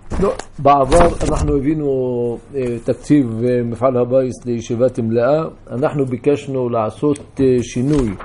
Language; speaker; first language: Hebrew; non-native, local second language; Arabic